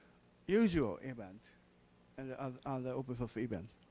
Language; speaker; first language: English; non-native, learner; Japanese